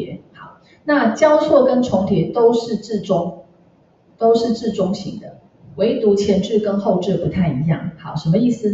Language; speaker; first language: Chinese; native; Chinese